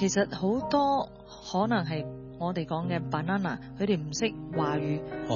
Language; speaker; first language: Cantonese; early bilingual, heritage; Cantonese